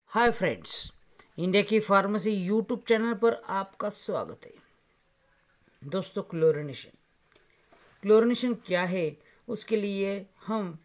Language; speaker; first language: Hindi; non-native, local second language; Marathi